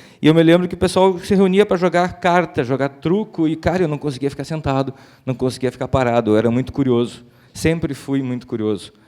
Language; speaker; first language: Portuguese; native; Portuguese